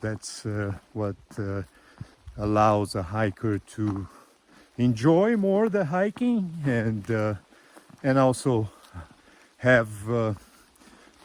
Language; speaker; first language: English; non-native, fluent; Portuguese